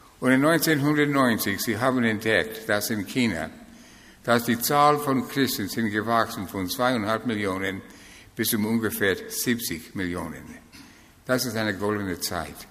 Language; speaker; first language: German; non-native, fluent; English